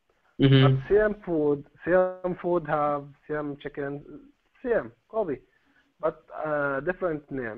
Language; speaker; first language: English; non-native, learner; Arabic